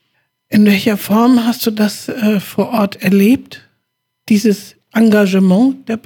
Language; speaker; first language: German; native; German